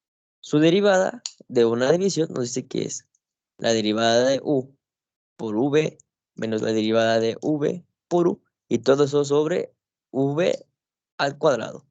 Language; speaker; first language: Spanish; native; Spanish